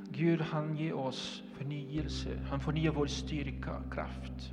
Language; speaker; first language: Swedish; non-native, fluent; Portuguese